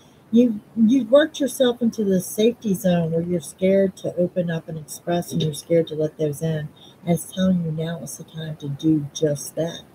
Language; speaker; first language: English; native; English